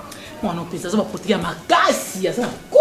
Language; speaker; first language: Portuguese; non-native, learner; Lingala